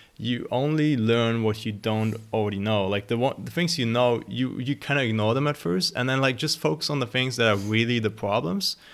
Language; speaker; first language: English; non-native, fluent; German